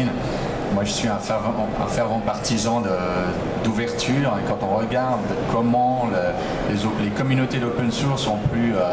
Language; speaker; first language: French; native; French